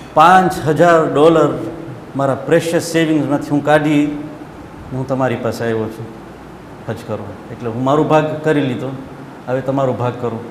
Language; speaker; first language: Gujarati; early bilingual, heritage; Gujarati